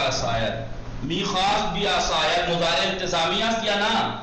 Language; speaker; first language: Persian; non-native, fluent; Urdu